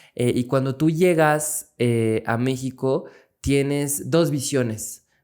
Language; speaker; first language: Spanish; non-native, fluent; French